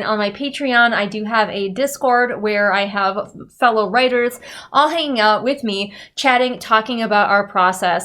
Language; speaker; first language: English; native; English